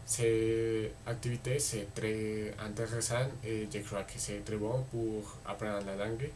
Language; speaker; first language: French; non-native, learner; Spanish